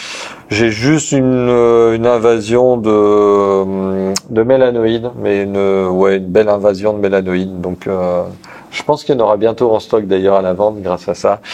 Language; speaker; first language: French; native; French